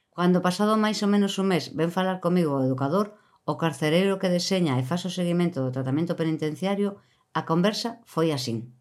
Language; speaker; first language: Galician; native; Galician